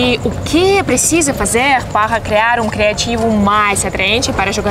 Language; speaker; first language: Portuguese; non-native, learner; Russian